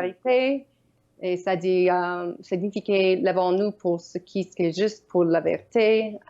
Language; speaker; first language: French; non-native, learner; Ukrainian